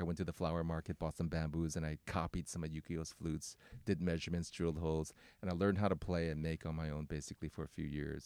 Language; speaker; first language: English; native; English